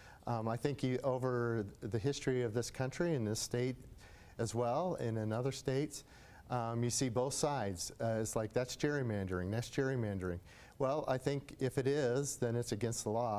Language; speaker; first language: English; native; English